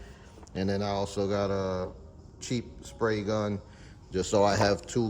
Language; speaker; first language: English; native; English